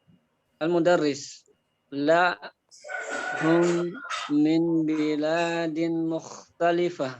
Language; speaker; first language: Arabic; non-native, fluent; Indonesian